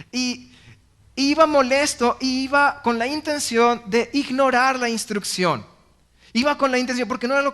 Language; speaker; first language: Spanish; native; Spanish